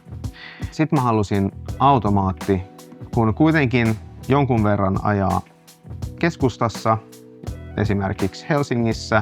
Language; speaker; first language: Finnish; non-native, local second language; Swedish